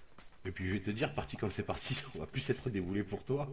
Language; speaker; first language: French; native; French